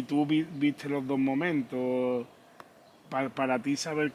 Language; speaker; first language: Spanish; native; Spanish